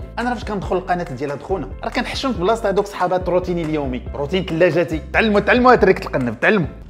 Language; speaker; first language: Arabic; native; Arabic